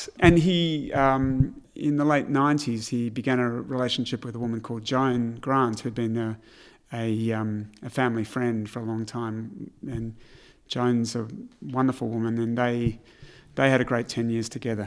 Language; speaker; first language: English; native; English